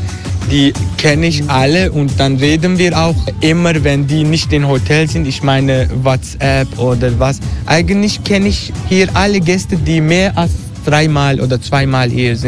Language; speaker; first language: German; non-native, fluent; Turkish